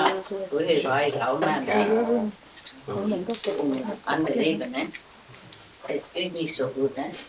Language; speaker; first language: German; non-native, learner; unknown